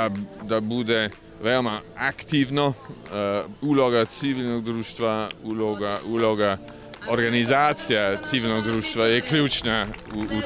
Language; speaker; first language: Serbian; non-native, fluent; English